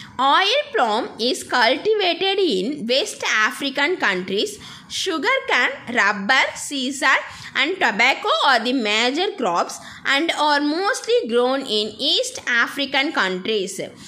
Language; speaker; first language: English; non-native, local second language; Tamil